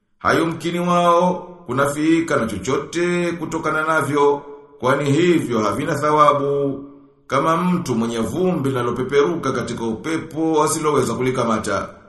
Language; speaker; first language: Swahili; native; Swahili